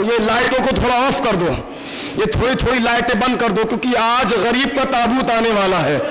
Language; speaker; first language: Urdu; native; Urdu